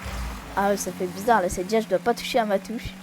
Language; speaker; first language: French; native; French